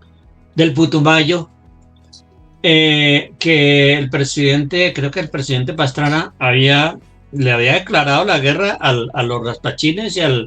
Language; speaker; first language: Spanish; native; Spanish